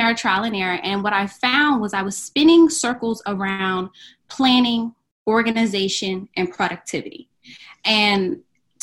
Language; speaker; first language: English; native; English